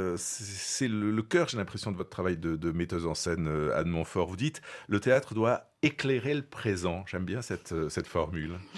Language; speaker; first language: French; native; French